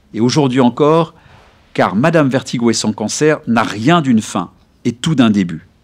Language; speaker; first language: French; native; French